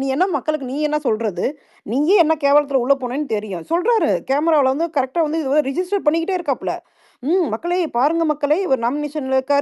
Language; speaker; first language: Tamil; native; Tamil